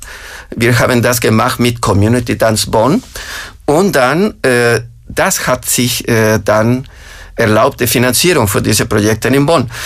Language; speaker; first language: German; non-native, fluent; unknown